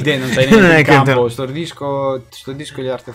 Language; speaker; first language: Italian; native; Italian